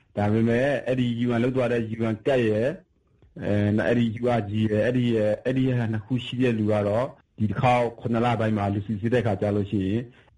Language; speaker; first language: Burmese; native; Burmese